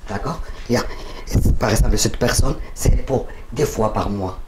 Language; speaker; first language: French; non-native, learner; Spanish